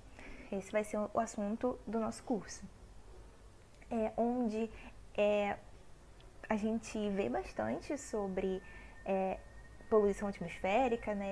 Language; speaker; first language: Portuguese; native; Portuguese